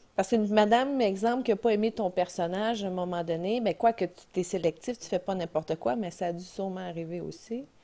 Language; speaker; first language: French; native; French